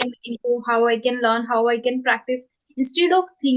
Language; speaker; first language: English; non-native, local second language; Hindi